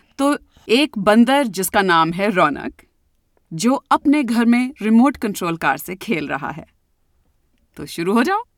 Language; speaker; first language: Hindi; native; Hindi